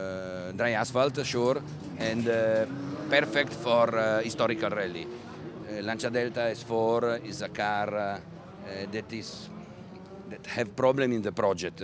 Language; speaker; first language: English; non-native, learner; Italian